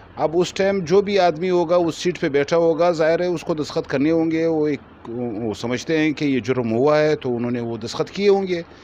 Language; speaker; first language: Urdu; non-native, local second language; Pashto